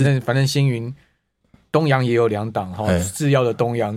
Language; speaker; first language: Chinese; native; Chinese